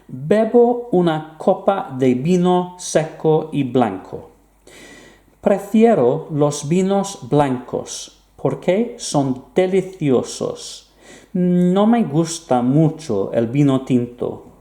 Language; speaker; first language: Spanish; non-native, fluent; English